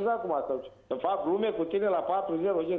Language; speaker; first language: Romanian; native; Romanian